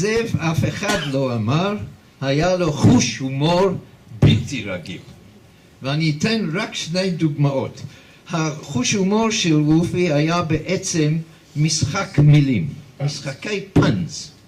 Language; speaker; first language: Hebrew; non-native, fluent; English